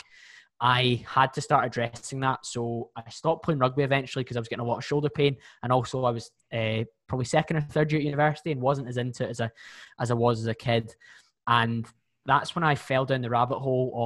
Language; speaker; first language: English; native; English